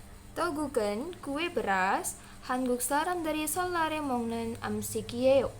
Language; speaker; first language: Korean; non-native, fluent; Indonesian